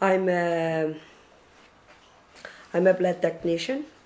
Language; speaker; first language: English; non-native, learner; Portuguese